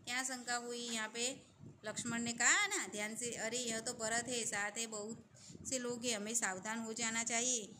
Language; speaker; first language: Hindi; non-native, local second language; Gujarati